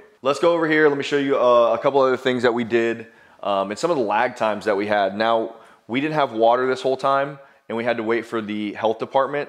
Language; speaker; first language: English; native; English